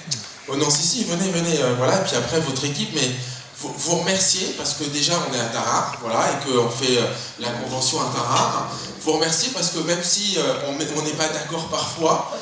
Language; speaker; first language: French; native; French